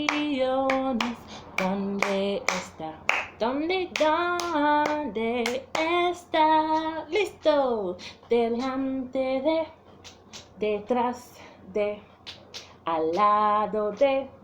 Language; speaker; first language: Spanish; non-native, fluent; English